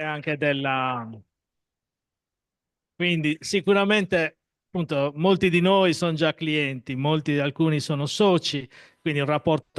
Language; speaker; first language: Italian; native; Italian